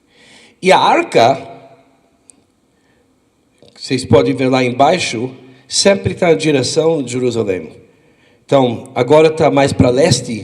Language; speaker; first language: Portuguese; non-native, fluent; English